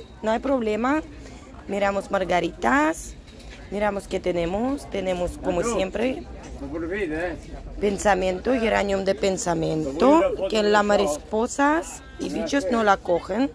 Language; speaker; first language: Spanish; non-native, fluent; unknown